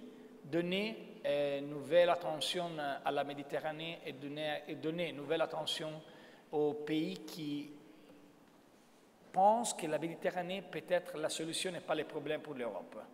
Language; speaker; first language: French; non-native, fluent; Italian